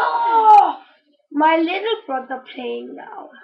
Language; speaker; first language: English; non-native, learner; Danish